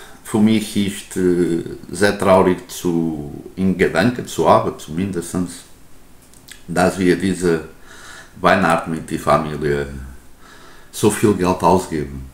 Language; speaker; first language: German; non-native, learner; Portuguese